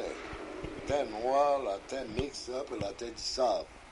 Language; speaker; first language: French; native; French